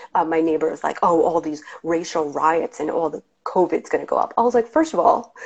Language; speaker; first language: English; native; English